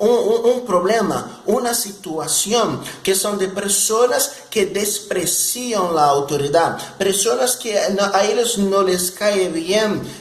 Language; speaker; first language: Spanish; non-native, fluent; Portuguese